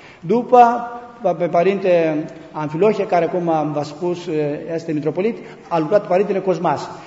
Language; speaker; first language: Romanian; non-native, learner; Greek